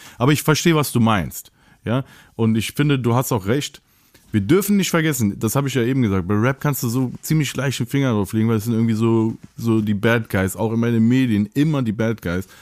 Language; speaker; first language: German; native; German